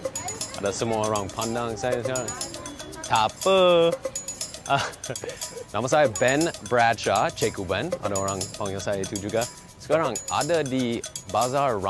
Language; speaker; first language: Indonesian; non-native, learner; English